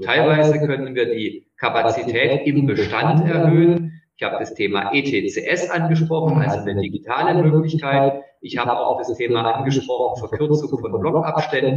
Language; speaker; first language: German; native; German